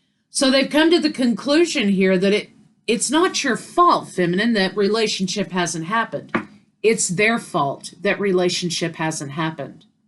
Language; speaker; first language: English; native; English